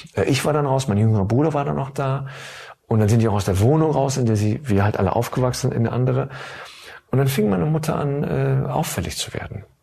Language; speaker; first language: German; early bilingual, other home language; Turkish